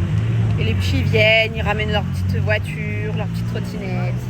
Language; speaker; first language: French; native; French